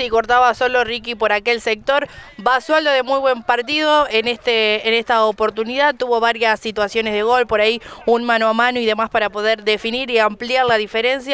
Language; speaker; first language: Spanish; native; Spanish